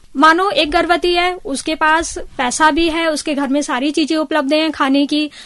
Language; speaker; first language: Hindi; native; Hindi